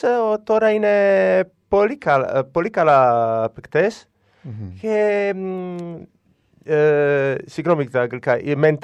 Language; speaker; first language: Greek; non-native, learner; Italian